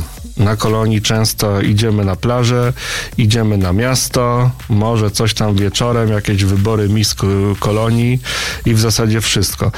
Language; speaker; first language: Polish; native; Polish